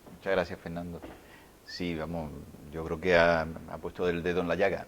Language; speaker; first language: Spanish; native; Spanish